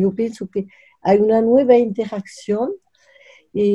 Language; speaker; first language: Spanish; non-native, learner; French